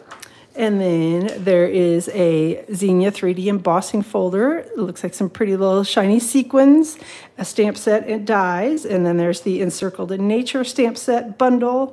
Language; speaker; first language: English; native; English